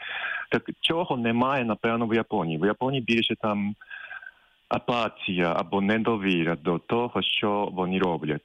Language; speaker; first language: Ukrainian; non-native, fluent; Japanese